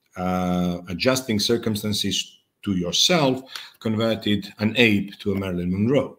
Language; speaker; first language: English; non-native, fluent; Serbian